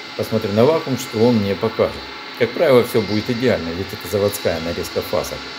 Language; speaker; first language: Russian; native; Russian